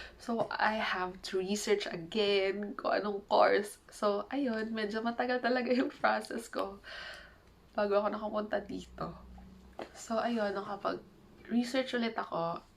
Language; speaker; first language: Filipino; non-native, local second language; Hiligaynon